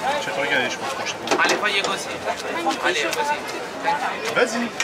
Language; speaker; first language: French; non-native, learner; Italian